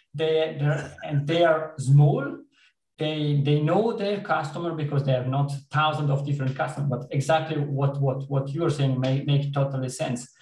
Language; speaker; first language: English; non-native, fluent; Italian